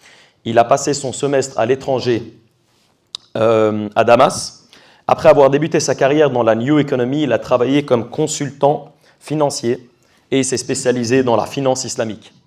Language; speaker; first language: French; native; French